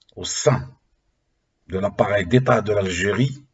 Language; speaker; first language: French; non-native, local second language; Arabic